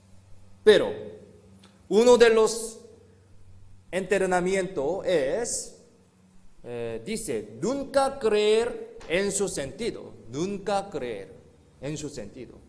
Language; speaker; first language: Spanish; non-native, learner; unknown